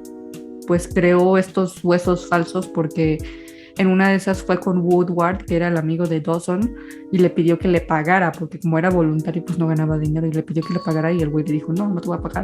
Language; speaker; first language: Spanish; native; Spanish